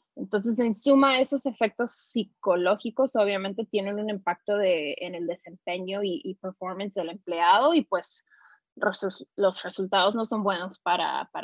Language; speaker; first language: Spanish; early bilingual, heritage; Spanish